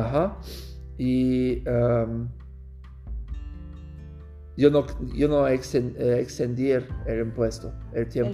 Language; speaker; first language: Spanish; non-native, learner; German